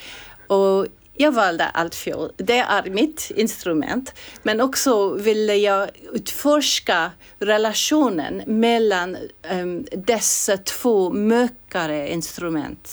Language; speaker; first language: Swedish; non-native, fluent; English